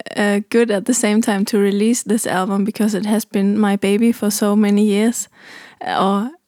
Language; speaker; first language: English; non-native, fluent; German